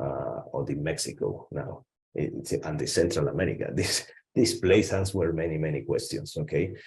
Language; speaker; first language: English; non-native, learner; Spanish